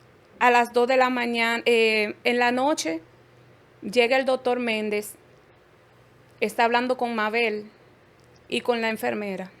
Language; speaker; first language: Spanish; native; Spanish